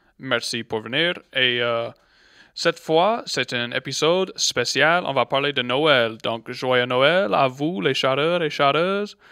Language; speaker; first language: French; non-native, local second language; English